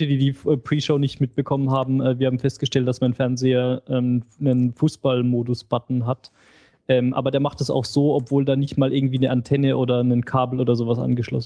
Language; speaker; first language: German; native; German